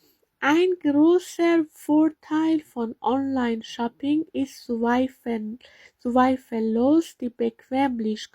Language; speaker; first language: German; non-native, learner; Persian